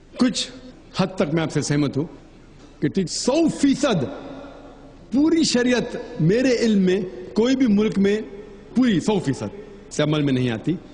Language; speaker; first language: Urdu; non-native, local second language; Konkani